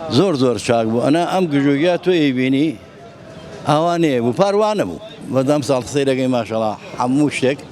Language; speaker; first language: Central Kurdish; non-native, local second language; Gurani